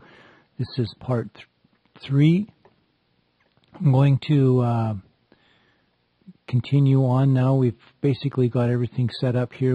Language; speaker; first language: English; native; English